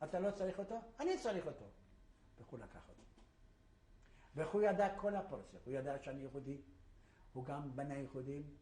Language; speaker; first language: Hebrew; non-native, fluent; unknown